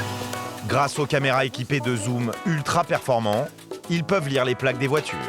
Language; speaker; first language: French; native; French